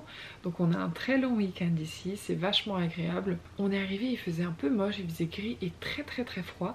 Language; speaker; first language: French; native; French